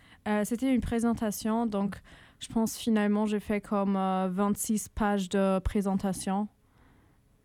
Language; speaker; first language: French; non-native, fluent; German